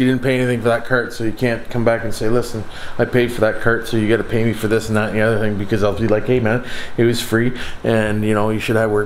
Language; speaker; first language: English; native; English